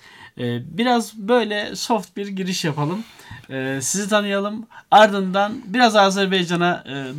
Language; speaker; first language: Turkish; native; Turkish